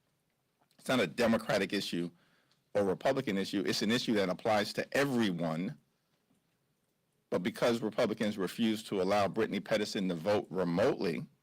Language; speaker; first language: English; native; English